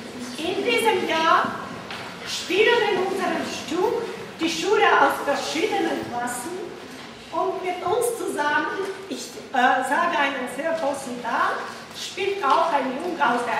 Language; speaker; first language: German; non-native, fluent; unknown